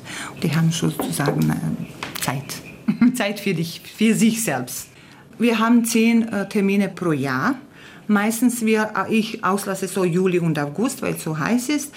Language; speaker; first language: German; non-native, fluent; Croatian